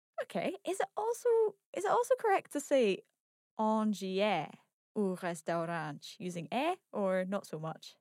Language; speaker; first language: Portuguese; non-native, learner; English